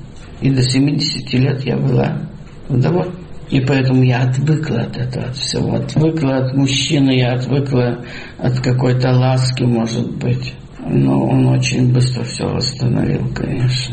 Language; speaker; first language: Russian; native; Russian